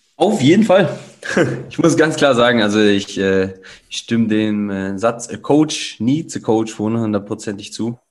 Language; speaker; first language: German; native; German